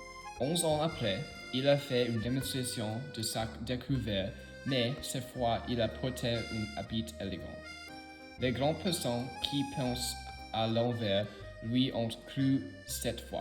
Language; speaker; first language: French; non-native, learner; English